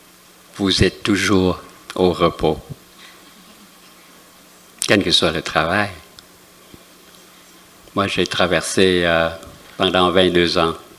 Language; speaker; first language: French; non-native, fluent; Vietnamese